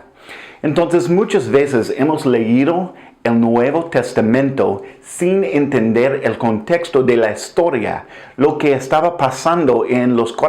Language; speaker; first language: Spanish; non-native, fluent; English